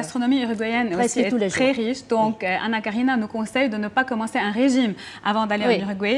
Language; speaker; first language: French; non-native, local second language; Arabic